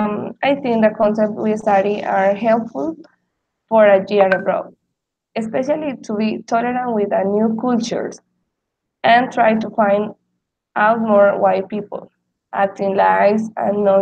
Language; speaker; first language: English; non-native, learner; Spanish